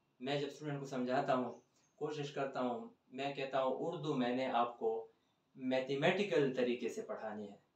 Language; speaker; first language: Hindi; non-native, local second language; Punjabi